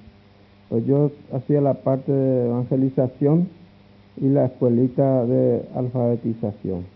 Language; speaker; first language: Spanish; non-native, local second language; Guarani